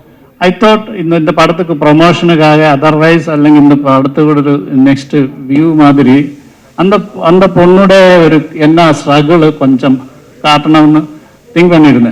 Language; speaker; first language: Tamil; non-native, learner; Malayalam